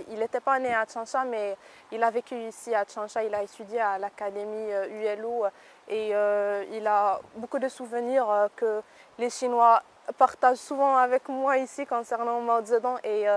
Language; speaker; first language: French; non-native, local second language; Arabic